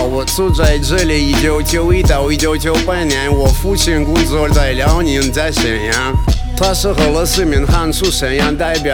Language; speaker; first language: Chinese; non-native, learner; Russian